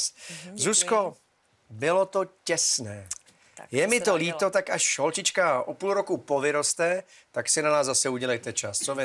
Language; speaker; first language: Czech; native; Czech